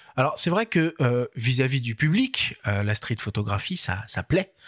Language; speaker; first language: French; native; French